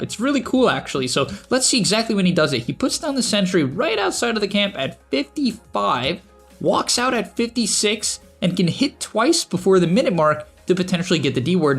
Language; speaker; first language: English; native; English